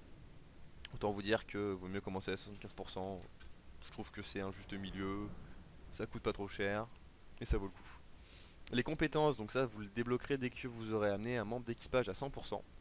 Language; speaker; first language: French; native; French